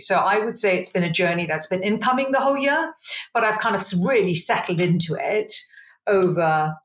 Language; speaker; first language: English; non-native, local second language; Punjabi